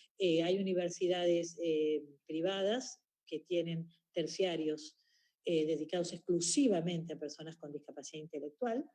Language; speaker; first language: Spanish; native; Spanish